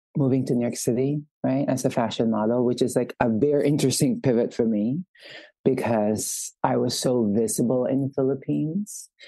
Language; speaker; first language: English; non-native, local second language; Filipino